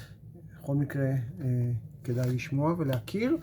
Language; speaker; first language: Hebrew; native; Hebrew